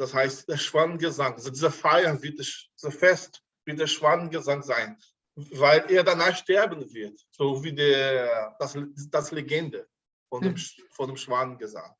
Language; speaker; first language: German; non-native, fluent; Portuguese